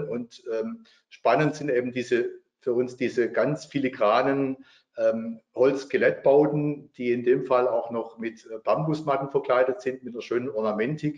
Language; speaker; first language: German; native; German